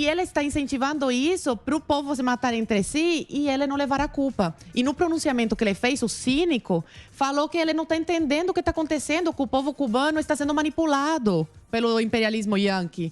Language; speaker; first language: Portuguese; non-native, fluent; Spanish